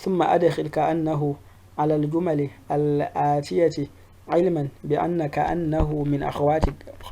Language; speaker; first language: Arabic; non-native, fluent; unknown